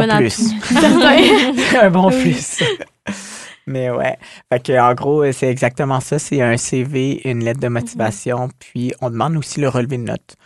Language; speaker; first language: French; native; French